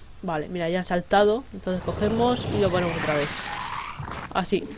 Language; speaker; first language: Spanish; native; Spanish